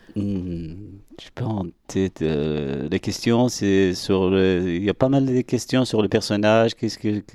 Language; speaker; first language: French; non-native, learner; Persian